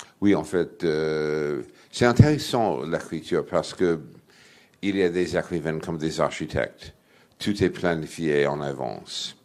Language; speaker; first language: French; non-native, fluent; English